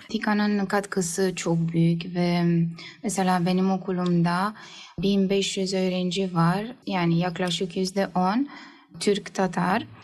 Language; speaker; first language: Turkish; early bilingual, heritage; Turkish